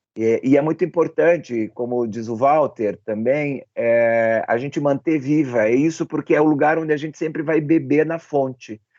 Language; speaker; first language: Portuguese; native; Portuguese